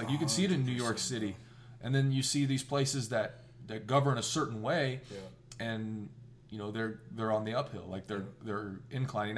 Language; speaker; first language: English; native; English